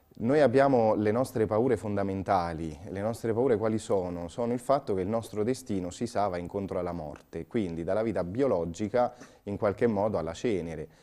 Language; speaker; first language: Italian; native; Italian